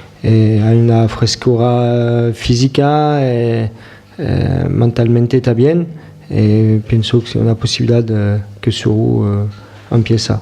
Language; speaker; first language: Spanish; non-native, fluent; French